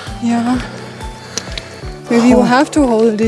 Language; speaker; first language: English; non-native, learner; German